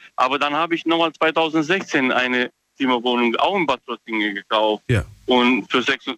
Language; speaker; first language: German; non-native, fluent; Romanian